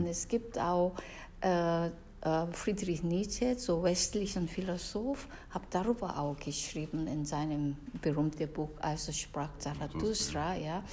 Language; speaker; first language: German; non-native, fluent; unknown